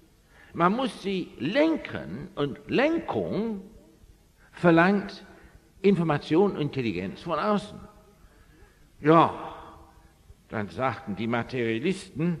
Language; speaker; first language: German; non-native, fluent; English